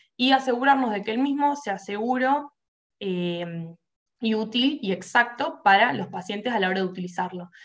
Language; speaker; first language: Spanish; native; Spanish